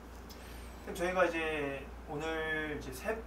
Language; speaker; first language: Korean; native; Korean